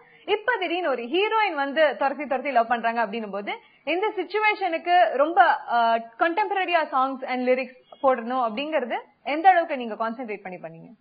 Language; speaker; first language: Tamil; native; Tamil